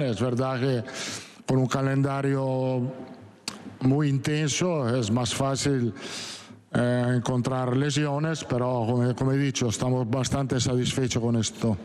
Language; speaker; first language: Spanish; non-native, fluent; Italian